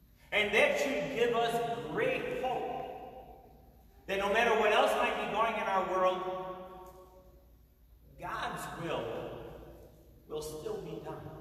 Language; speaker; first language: English; native; English